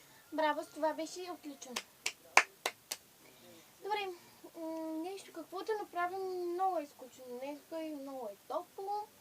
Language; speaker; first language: Bulgarian; non-native, local second language; Turkish